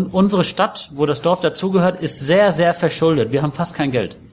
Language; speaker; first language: German; native; German